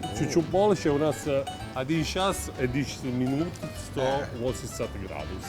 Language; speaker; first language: Russian; non-native, learner; Italian